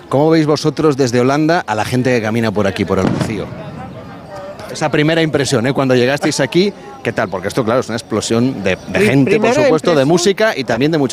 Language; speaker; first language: Spanish; native; Spanish